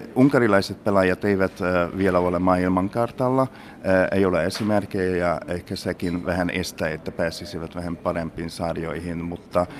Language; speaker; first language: Finnish; non-native, fluent; Hungarian